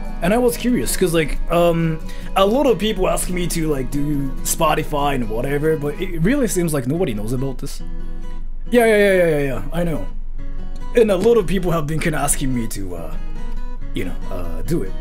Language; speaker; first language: English; early bilingual, other home language; Japanese